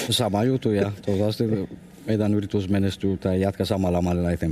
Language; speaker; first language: Finnish; non-native, fluent; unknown